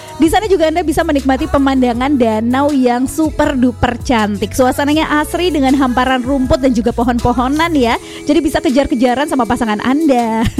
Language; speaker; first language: Indonesian; native; Indonesian